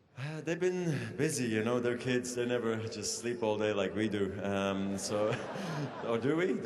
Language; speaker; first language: English; non-native, fluent; German